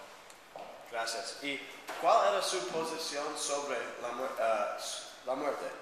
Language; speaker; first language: Spanish; non-native, learner; English